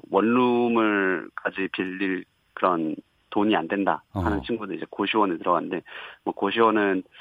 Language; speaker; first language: Korean; native; Korean